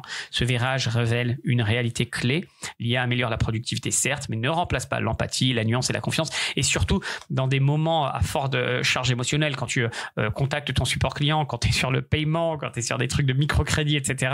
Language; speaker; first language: French; native; French